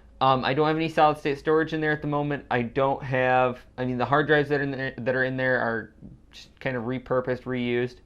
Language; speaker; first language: English; native; English